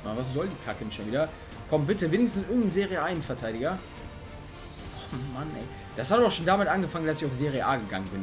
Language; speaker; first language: German; native; German